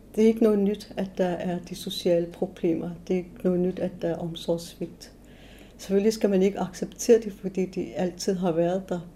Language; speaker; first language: Danish; non-native, local second language; Kalaallisut